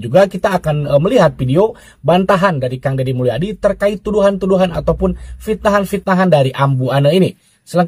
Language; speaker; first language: Indonesian; native; Indonesian